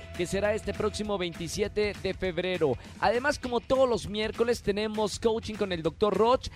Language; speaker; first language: Spanish; native; Spanish